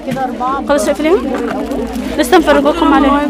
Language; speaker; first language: Arabic; native; Arabic